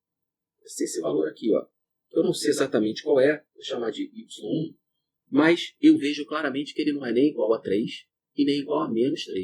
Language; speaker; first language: Portuguese; native; Portuguese